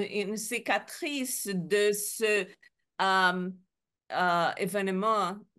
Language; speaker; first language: French; non-native, learner; Portuguese